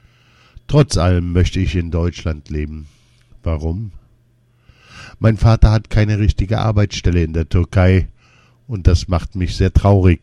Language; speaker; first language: German; non-native, learner; Kurdish